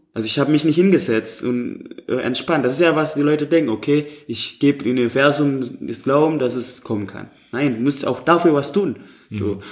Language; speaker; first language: German; non-native, fluent; Indonesian